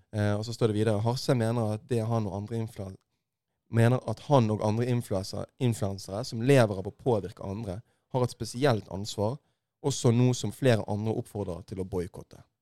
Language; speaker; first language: Norwegian; native; Norwegian